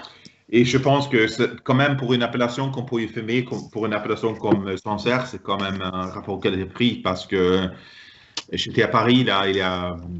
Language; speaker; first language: French; non-native, fluent; Swedish